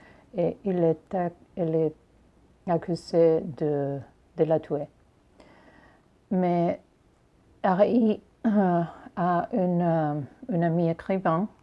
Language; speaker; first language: French; non-native, learner; English